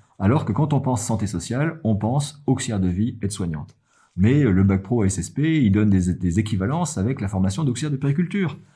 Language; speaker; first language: French; native; French